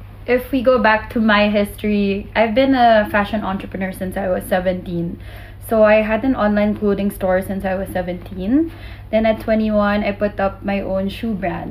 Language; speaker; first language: English; non-native, local second language; Filipino